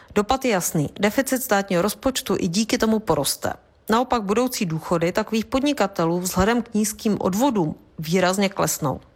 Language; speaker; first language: Czech; native; Czech